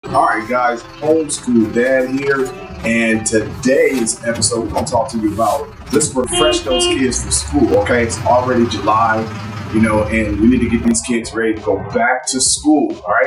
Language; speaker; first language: English; native; English